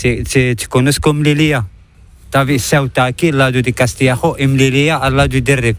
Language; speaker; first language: Spanish; non-native, learner; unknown